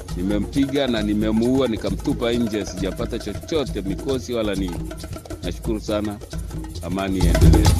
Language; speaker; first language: Swahili; native; Swahili